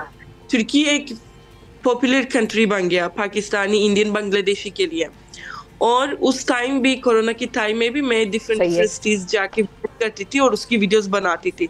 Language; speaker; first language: Hindi; non-native, fluent; Turkish